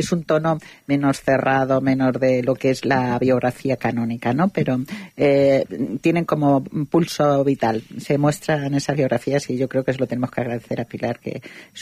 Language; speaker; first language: Spanish; native; Spanish